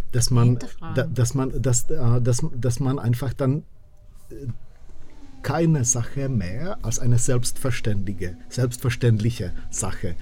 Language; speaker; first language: German; non-native, fluent; Czech